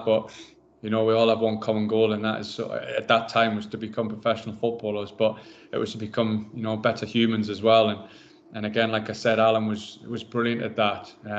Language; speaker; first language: English; native; English